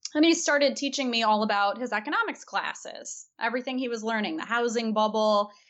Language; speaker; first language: English; native; English